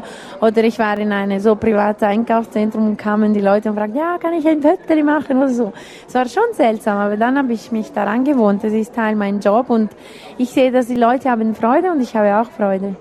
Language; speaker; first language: German; non-native, local second language; Italian